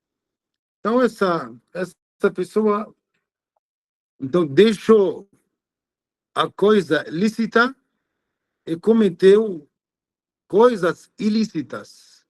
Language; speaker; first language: Portuguese; non-native, fluent; Arabic